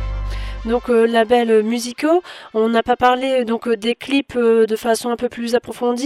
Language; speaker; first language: French; native; French